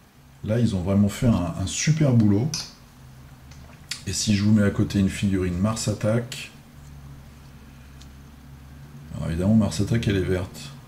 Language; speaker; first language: French; native; French